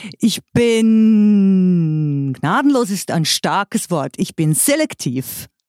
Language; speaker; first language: German; native; German